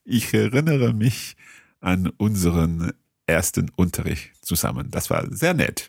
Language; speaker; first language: German; non-native, learner; English